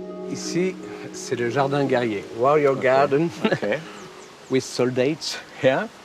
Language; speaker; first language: French; native; French